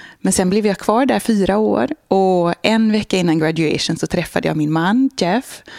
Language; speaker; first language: Swedish; native; Swedish